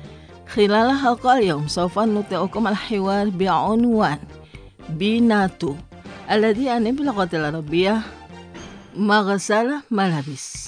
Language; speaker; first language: Arabic; non-native, fluent; Indonesian